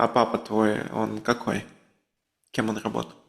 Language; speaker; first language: Russian; native; Russian